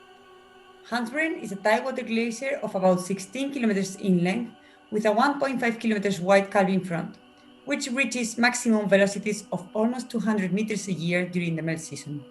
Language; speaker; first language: English; non-native, fluent; Spanish